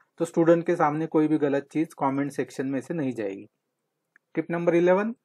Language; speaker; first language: Hindi; non-native, local second language; Marathi